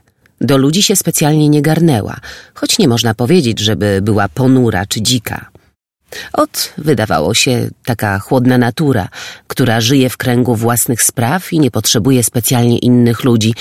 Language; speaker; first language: Polish; native; Polish